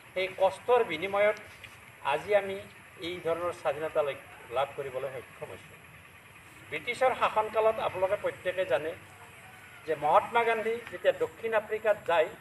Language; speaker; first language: Assamese; non-native, local second language; Bangla